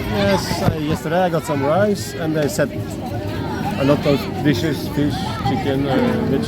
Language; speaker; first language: English; non-native, fluent; Norwegian